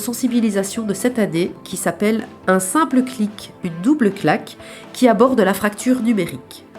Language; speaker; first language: French; native; French